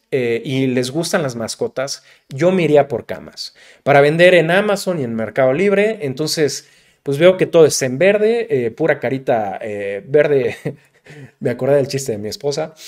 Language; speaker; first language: Spanish; native; Spanish